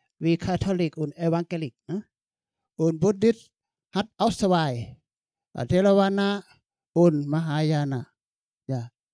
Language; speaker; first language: German; non-native, learner; Thai